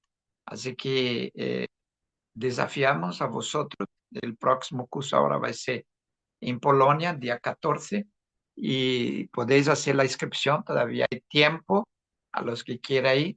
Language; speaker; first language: Spanish; non-native, fluent; Portuguese